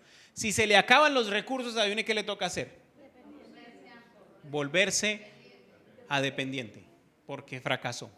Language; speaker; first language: Spanish; native; Spanish